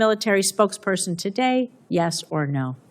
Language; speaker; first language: English; native; English